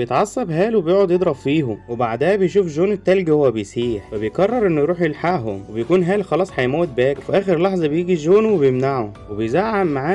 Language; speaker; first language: Arabic; native; Arabic